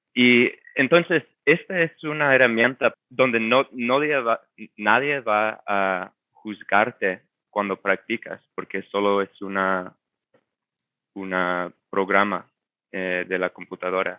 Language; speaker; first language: Spanish; non-native, fluent; English